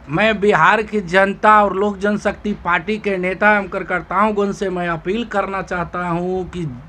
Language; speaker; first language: Hindi; native; Hindi